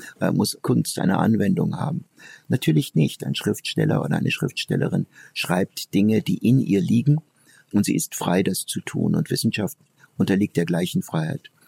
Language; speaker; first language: German; early bilingual, other home language; Turkish